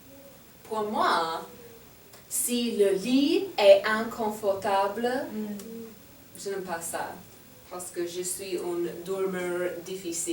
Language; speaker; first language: French; non-native, fluent; English